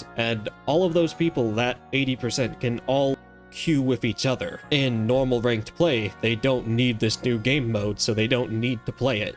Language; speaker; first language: English; native; English